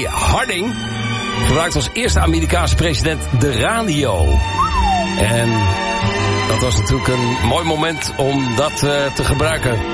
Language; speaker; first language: Dutch; native; Dutch